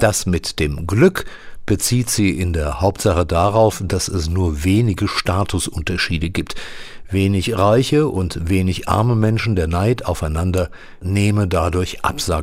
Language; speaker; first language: German; native; German